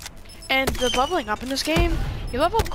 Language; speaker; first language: English; native; English